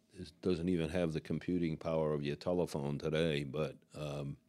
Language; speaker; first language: English; native; English